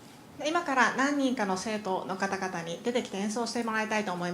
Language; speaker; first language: Japanese; native; Japanese